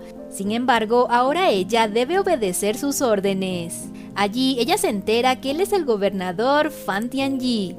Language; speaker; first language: Spanish; native; Spanish